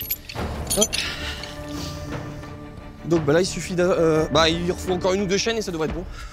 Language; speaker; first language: French; native; French